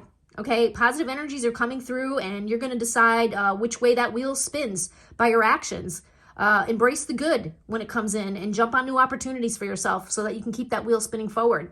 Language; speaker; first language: English; native; English